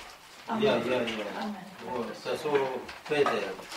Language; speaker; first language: Latvian; non-native, local second language; Russian